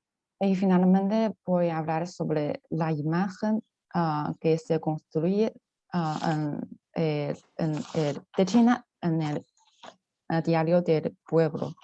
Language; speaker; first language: Spanish; non-native, fluent; Chinese